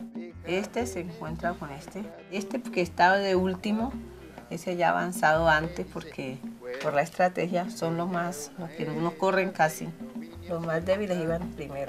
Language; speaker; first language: Spanish; native; Spanish